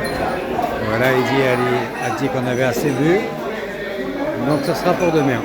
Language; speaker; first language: French; native; French